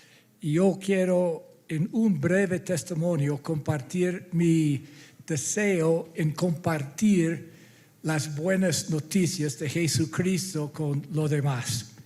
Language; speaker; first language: Spanish; non-native, fluent; English